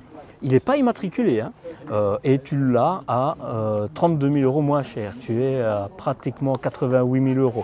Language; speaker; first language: French; native; French